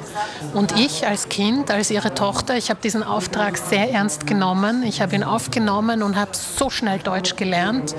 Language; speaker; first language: German; early bilingual, other home language; Slovak